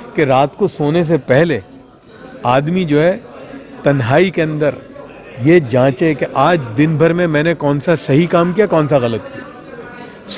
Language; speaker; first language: Hindi; non-native, local second language; Gujarati